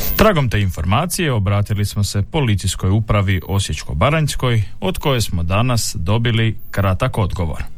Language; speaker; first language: Croatian; native; Croatian